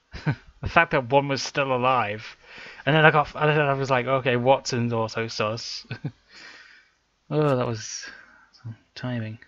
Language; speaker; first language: English; native; English